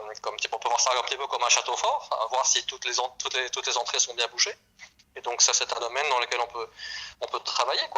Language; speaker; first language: French; native; French